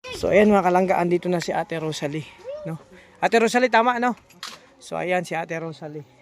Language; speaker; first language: Filipino; non-native, local second language; Bikol